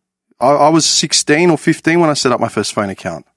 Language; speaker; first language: English; native; English